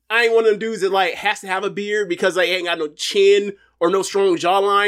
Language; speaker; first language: English; native; English